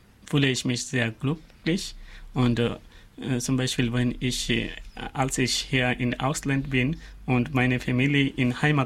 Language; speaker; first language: German; non-native, learner; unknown